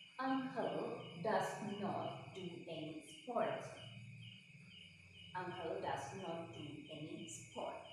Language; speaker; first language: English; non-native, learner; Indonesian